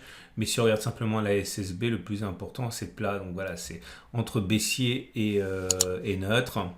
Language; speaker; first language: French; native; French